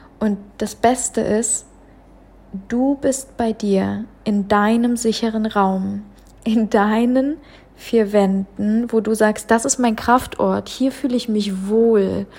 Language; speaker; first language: German; early bilingual, other home language; Russian